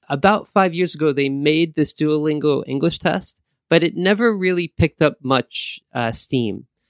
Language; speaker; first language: English; native; English